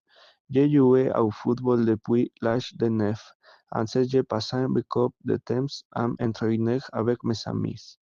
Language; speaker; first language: French; non-native, learner; Spanish